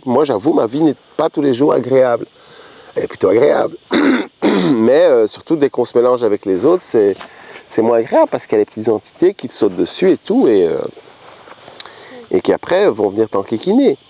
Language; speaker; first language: French; native; French